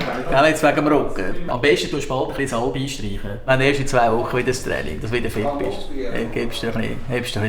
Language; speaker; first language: German; native; German